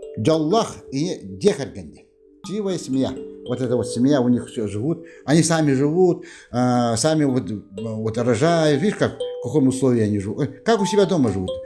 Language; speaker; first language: Russian; non-native, local second language; Yakut